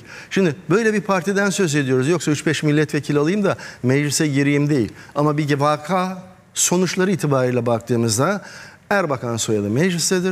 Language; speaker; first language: Turkish; native; Turkish